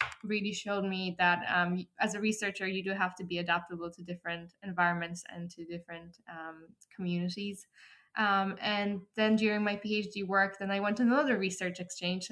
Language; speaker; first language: English; early bilingual, other home language; Polish